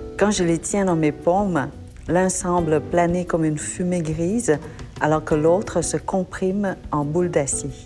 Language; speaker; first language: French; early bilingual, other home language; Vietnamese